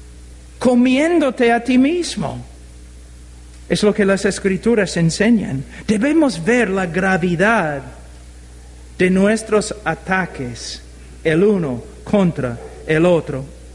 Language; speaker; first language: Spanish; non-native, fluent; English